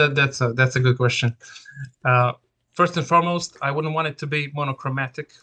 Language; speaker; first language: English; non-native, fluent; Serbian